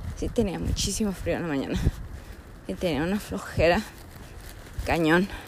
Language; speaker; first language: Spanish; early bilingual, heritage; Spanish